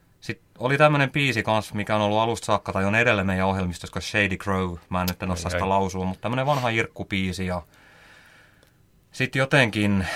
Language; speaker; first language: Finnish; native; Finnish